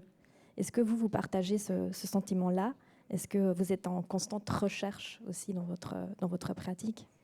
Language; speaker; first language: French; native; French